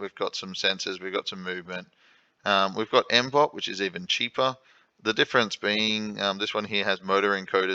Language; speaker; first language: English; native; English